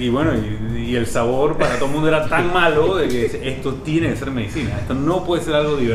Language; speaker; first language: Spanish; native; Spanish